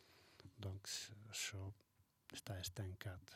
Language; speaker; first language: Catalan; non-native, learner; Arabic